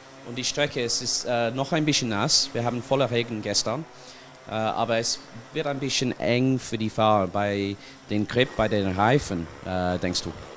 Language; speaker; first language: German; non-native, learner; English